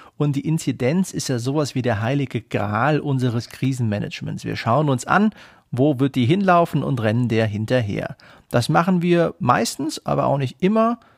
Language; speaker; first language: German; native; German